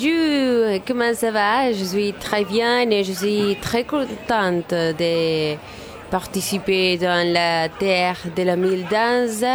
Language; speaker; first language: French; non-native, learner; Spanish